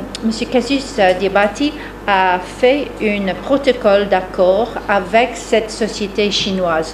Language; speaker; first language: French; non-native, fluent; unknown